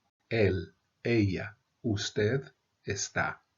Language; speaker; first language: Spanish; non-native, fluent; English